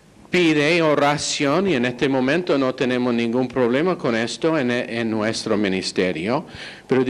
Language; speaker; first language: Spanish; non-native, fluent; English